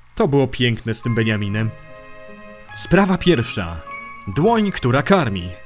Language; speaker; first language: Polish; early bilingual, heritage; Polish